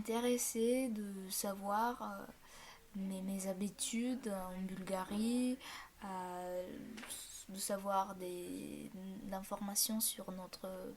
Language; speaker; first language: French; non-native, fluent; Bulgarian